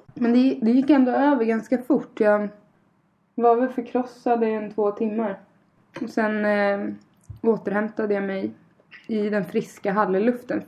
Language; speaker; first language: Swedish; native; Swedish